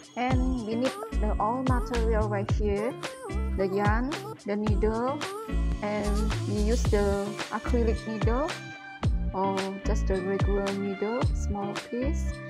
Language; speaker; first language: English; non-native, learner; Indonesian